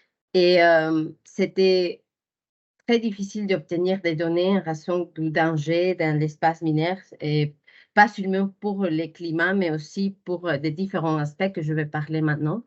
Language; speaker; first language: French; non-native, fluent; Spanish